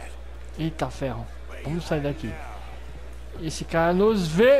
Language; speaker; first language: Portuguese; native; Portuguese